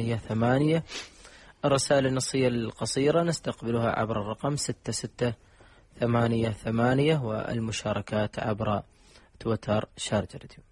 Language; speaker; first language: Arabic; native; Arabic